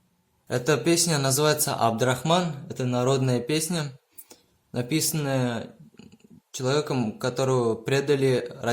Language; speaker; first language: Russian; native; Russian